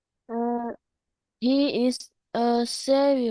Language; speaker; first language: English; non-native, learner; Vietnamese